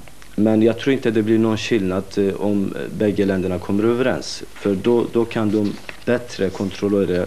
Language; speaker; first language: Swedish; non-native, fluent; Kurdish